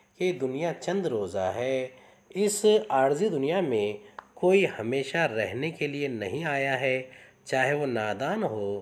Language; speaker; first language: Urdu; native; Urdu